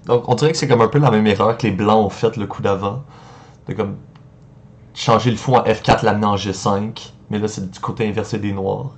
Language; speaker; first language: French; native; French